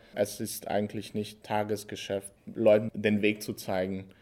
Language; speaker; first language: German; non-native, fluent; Hungarian